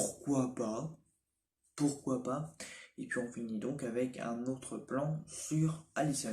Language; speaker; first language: French; native; French